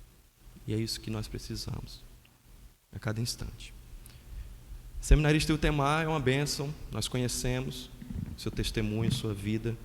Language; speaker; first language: Portuguese; native; Portuguese